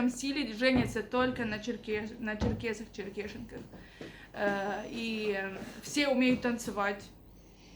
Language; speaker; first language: Russian; native; Russian